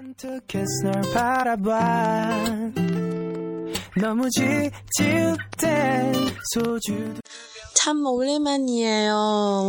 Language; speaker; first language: Korean; non-native, fluent; Chinese